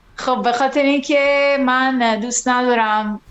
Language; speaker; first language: Persian; non-native, fluent; Italian